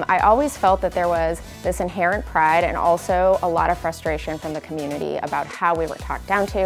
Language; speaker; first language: English; early bilingual, other home language; Spanish